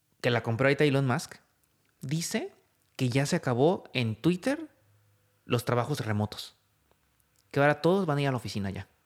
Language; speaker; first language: Spanish; native; Spanish